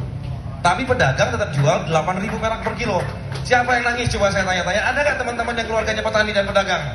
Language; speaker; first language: Indonesian; native; Indonesian